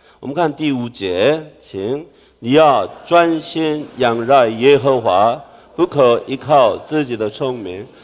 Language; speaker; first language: Chinese; non-native, fluent; Korean